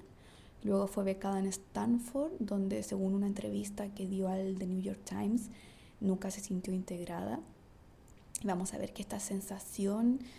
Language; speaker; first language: Spanish; native; Spanish